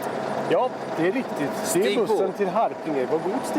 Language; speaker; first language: Swedish; native; Swedish